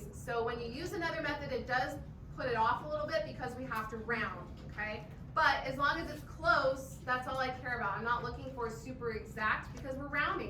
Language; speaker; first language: English; native; English